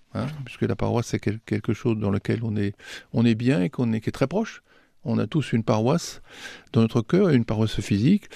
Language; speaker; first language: French; native; French